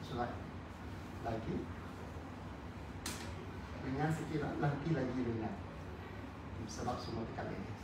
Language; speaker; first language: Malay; non-native, local second language; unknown